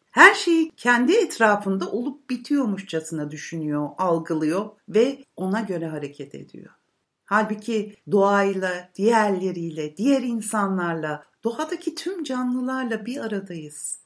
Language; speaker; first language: Turkish; native; Turkish